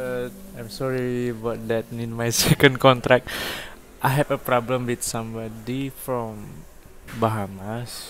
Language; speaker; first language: English; non-native, learner; Indonesian